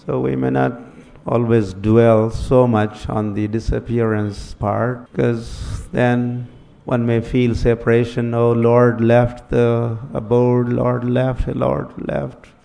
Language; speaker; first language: English; non-native, local second language; Marathi